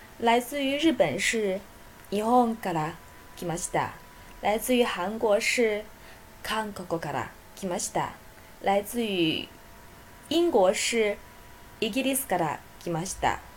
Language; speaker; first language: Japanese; non-native, fluent; Chinese